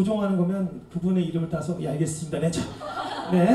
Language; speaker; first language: Korean; native; Korean